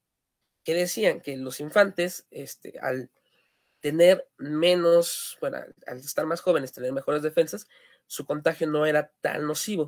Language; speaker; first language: Spanish; native; Spanish